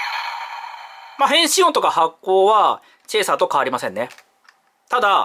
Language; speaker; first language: Japanese; native; Japanese